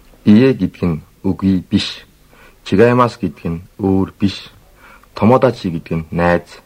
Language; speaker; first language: Mongolian; native; Mongolian